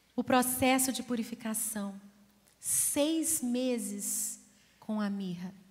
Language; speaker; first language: Portuguese; native; Portuguese